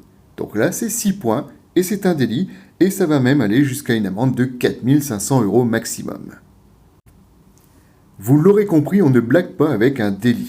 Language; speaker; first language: French; native; French